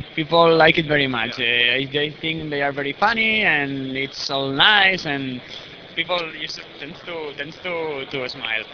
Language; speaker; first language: English; non-native, learner; Spanish